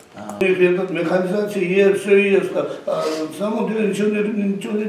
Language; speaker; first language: Russian; non-native, fluent; Georgian